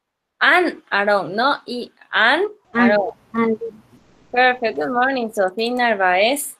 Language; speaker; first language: English; non-native, local second language; Spanish